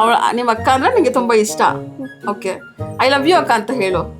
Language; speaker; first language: Kannada; native; Kannada